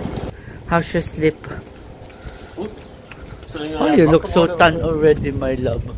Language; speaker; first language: English; non-native, learner; Filipino